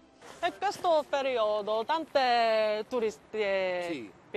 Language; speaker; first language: Italian; non-native, learner; Korean